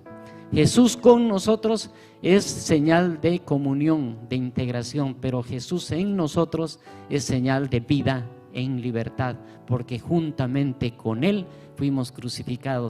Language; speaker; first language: Spanish; native; Spanish